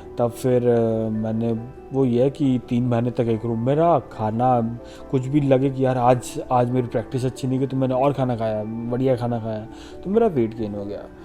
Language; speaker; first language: Hindi; native; Hindi